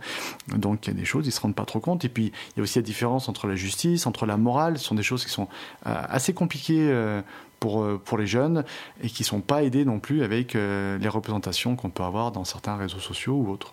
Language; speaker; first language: French; native; French